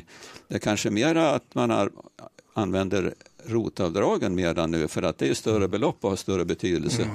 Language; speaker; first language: Swedish; native; Swedish